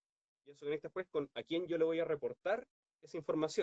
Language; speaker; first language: Spanish; native; Spanish